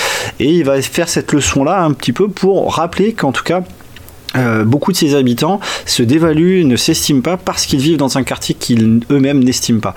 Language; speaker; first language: French; native; French